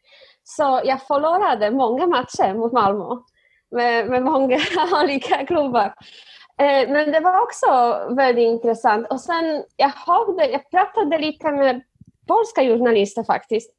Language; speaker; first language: Swedish; non-native, fluent; Polish